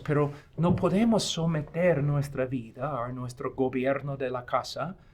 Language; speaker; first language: Spanish; non-native, fluent; English